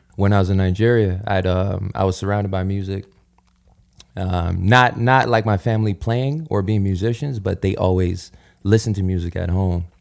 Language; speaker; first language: English; early bilingual, other home language; Yoruba